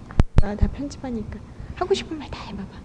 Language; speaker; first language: Korean; native; Korean